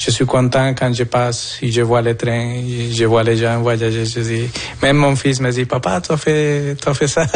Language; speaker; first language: French; non-native, fluent; Spanish